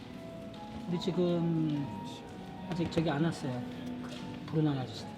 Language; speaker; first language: Korean; native; Korean